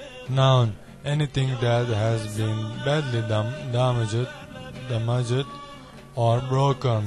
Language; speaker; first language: English; non-native, learner; Turkish